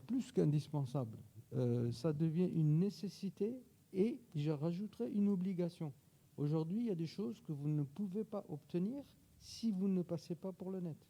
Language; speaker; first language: French; native; French